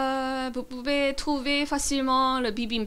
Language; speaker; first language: French; non-native, learner; Korean